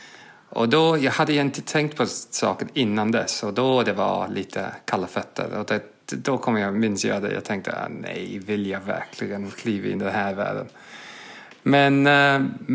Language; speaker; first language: Swedish; non-native, fluent; English